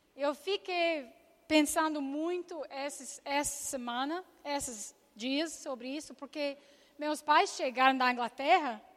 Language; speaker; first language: Portuguese; non-native, learner; English